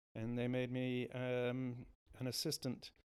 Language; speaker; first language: English; native; English